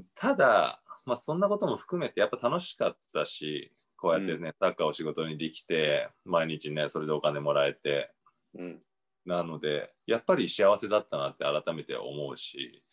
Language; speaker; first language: Japanese; native; Japanese